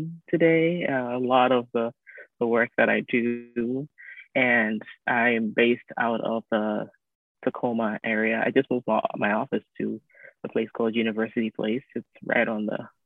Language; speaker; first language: English; non-native, local second language; Akan